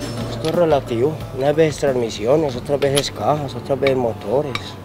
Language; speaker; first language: Spanish; native; Spanish